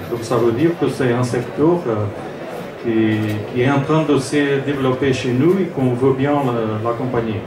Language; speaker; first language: French; non-native, fluent; Portuguese